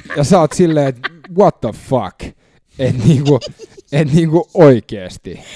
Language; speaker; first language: Finnish; native; Finnish